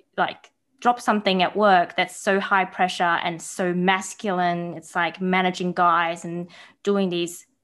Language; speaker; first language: English; early bilingual, other home language; Chinese